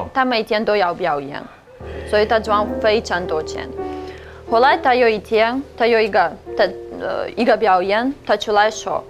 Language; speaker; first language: Chinese; non-native, fluent; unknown